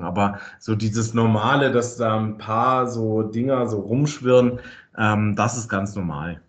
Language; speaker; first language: German; native; German